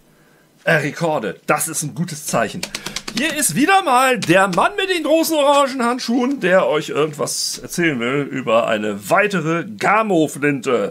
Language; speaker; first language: German; native; German